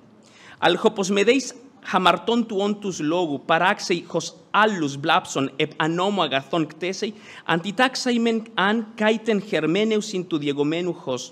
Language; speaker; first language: Greek; non-native, fluent; Spanish